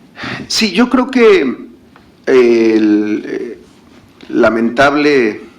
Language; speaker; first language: Spanish; native; Spanish